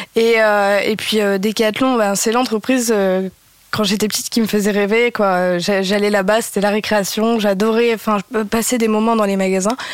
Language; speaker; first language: French; native; French